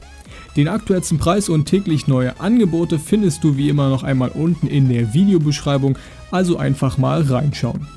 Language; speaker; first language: German; native; German